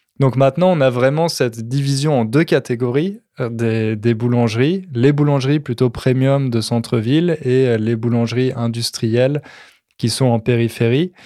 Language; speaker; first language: French; native; French